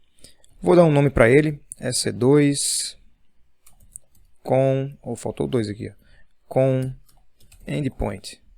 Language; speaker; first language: Portuguese; native; Portuguese